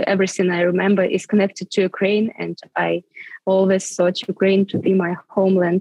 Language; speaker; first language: English; non-native, fluent; Ukrainian